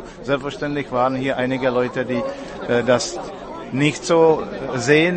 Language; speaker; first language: German; non-native, fluent; Czech